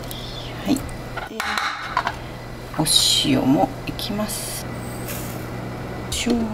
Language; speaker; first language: Japanese; native; Japanese